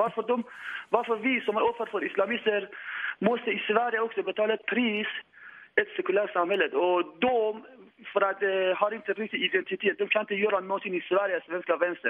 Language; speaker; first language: Swedish; non-native, learner; Persian